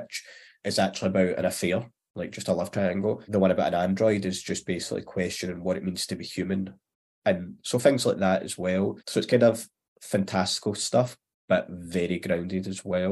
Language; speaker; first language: English; native; English